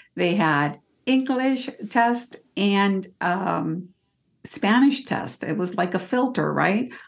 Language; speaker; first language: English; early bilingual, other home language; Spanish